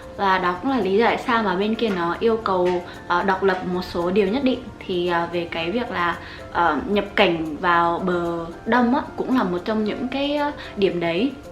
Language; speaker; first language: Vietnamese; native; Vietnamese